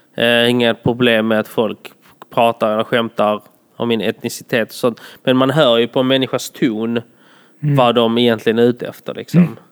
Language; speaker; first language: Swedish; early bilingual, other home language; Polish